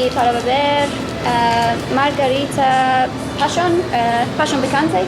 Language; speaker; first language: Spanish; non-native, learner; English